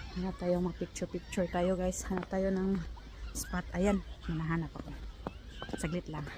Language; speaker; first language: Filipino; native; Filipino